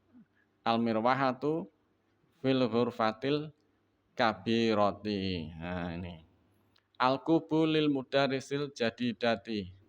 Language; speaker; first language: Arabic; non-native, fluent; Indonesian